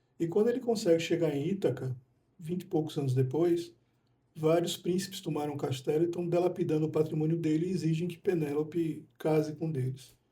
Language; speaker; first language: Portuguese; native; Portuguese